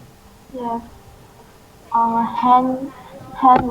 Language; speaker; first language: English; non-native, learner; Vietnamese